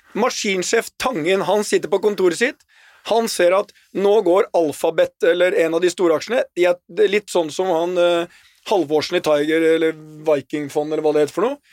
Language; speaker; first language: Norwegian; native; Norwegian